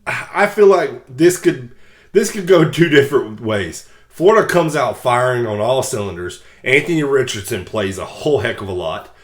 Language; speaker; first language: English; native; English